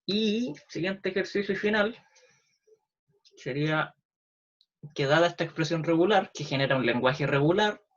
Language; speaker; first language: Spanish; native; Spanish